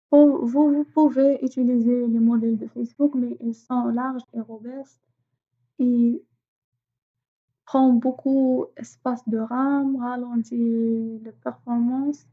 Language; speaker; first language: French; non-native, fluent; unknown